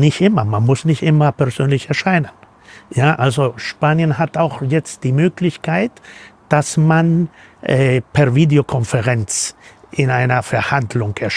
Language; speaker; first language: German; non-native, fluent; Spanish